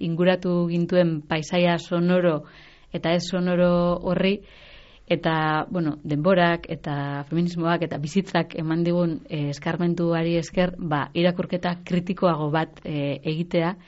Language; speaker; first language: Basque; native; Basque